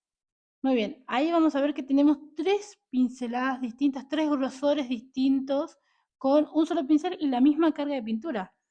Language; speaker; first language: Spanish; native; Spanish